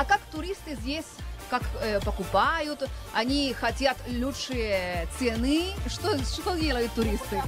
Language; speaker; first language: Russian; non-native, learner; Spanish